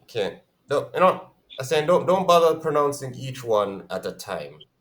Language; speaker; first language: English; native; English